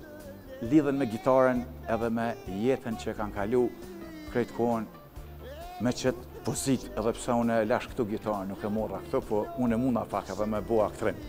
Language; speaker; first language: Albanian; native; Albanian